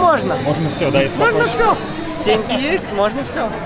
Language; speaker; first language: Russian; native; Russian